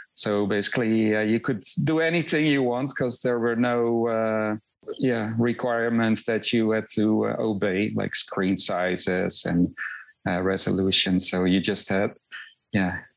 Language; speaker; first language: English; non-native, fluent; Dutch